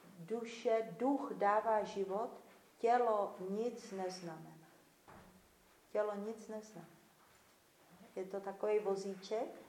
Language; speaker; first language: Czech; native; Czech